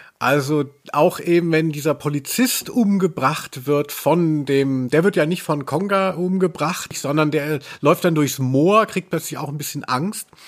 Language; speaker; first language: German; native; German